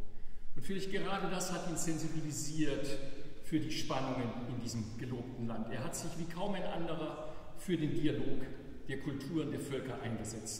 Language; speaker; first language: German; native; German